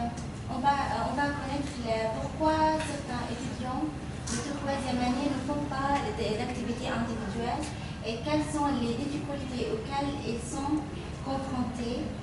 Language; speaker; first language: French; non-native, fluent; Arabic